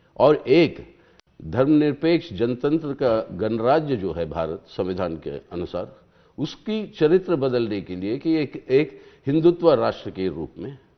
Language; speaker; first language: Hindi; non-native, local second language; Telugu